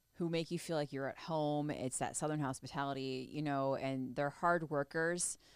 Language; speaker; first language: English; native; English